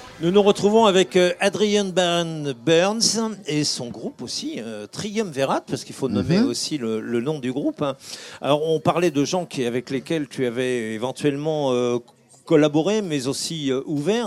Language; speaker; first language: French; native; French